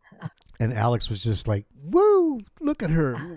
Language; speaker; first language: English; native; English